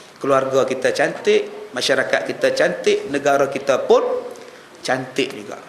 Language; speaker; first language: Malay; native; Malay